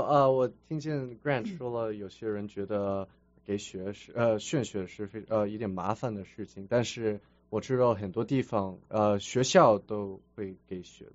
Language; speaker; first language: Chinese; early bilingual, heritage; Chinese